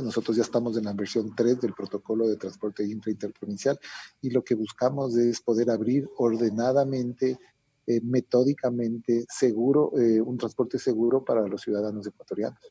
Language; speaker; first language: Spanish; native; Spanish